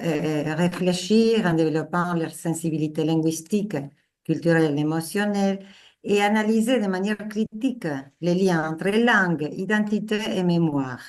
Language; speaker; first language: French; non-native, fluent; Spanish